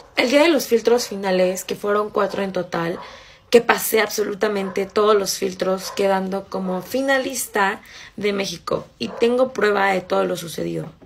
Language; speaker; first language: Spanish; native; Spanish